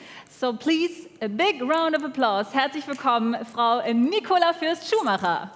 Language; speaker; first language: German; native; German